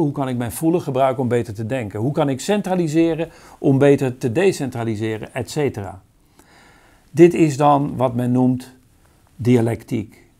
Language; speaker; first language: Dutch; native; Dutch